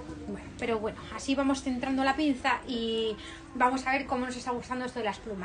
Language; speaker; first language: Spanish; native; Spanish